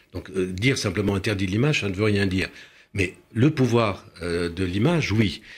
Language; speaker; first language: French; early bilingual, other home language; Romanian